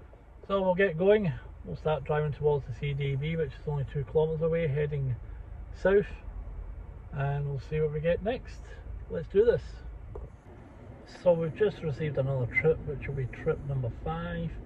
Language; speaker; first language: English; native; English